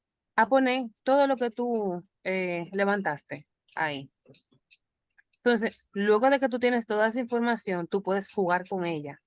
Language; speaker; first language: Spanish; native; Spanish